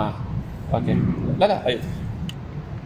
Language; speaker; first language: Arabic; non-native, learner; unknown